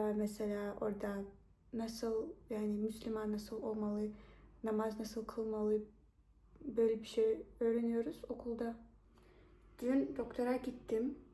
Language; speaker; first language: Turkish; non-native, fluent; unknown